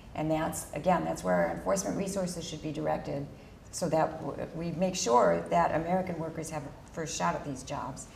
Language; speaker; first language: English; early bilingual, other home language; Spanish